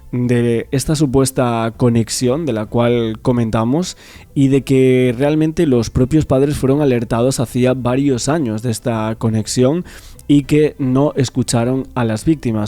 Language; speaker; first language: Spanish; native; Spanish